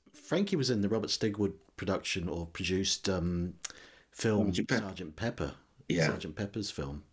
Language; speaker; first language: English; native; English